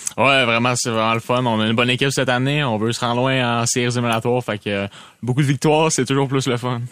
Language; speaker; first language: French; native; French